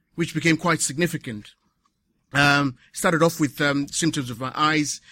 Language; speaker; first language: English; non-native, local second language; Shona